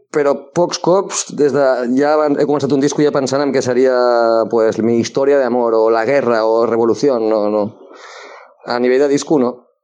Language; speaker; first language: Catalan; non-native, local second language; Spanish